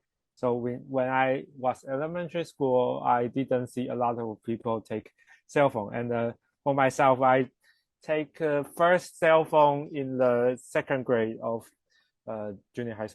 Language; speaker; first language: English; non-native, learner; Chinese